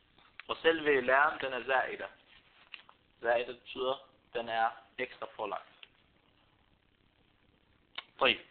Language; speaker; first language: Danish; non-native, fluent; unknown